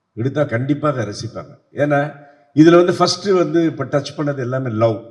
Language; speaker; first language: Tamil; native; Tamil